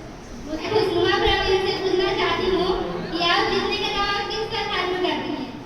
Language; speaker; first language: Hindi; native; Hindi